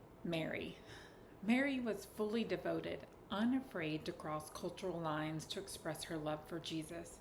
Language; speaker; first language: English; native; English